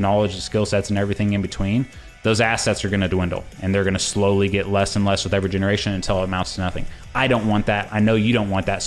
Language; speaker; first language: English; native; English